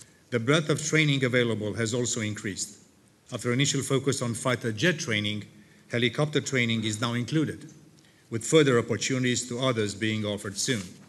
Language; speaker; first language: English; non-native, fluent; Romanian